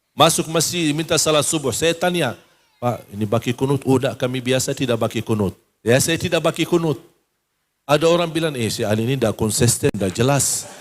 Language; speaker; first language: Malay; non-native, fluent; Arabic